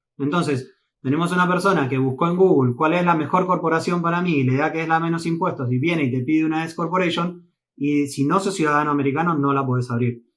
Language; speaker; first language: Spanish; native; Spanish